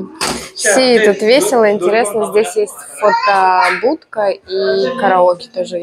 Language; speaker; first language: Russian; native; Russian